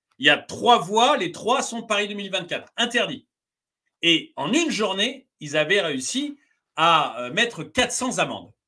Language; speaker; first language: French; native; French